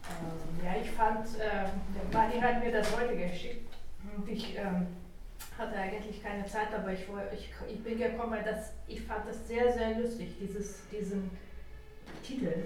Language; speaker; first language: German; non-native, fluent; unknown